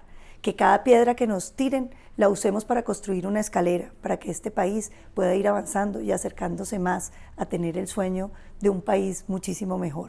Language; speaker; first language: Spanish; native; Spanish